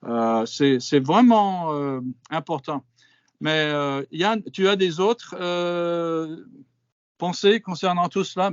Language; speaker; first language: French; non-native, fluent; English